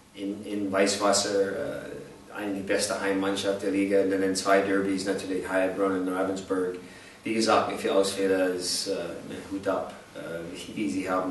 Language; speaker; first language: German; non-native, fluent; English